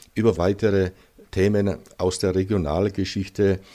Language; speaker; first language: German; non-native, fluent; Czech